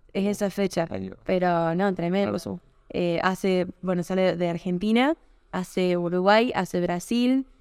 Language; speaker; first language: Spanish; native; Spanish